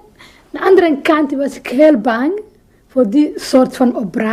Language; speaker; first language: Dutch; non-native, learner; Somali